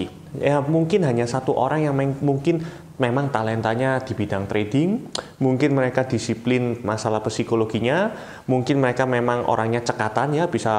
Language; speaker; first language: Indonesian; native; Indonesian